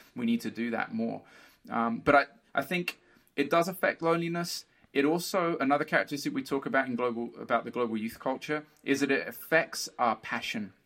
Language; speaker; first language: English; early bilingual, other home language; Portuguese